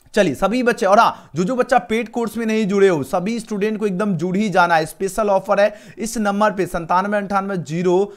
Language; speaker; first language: Hindi; native; Hindi